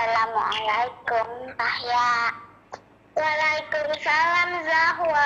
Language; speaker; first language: Arabic; non-native, learner; Indonesian